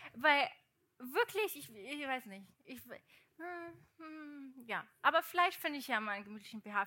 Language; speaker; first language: German; early bilingual, other home language; Portuguese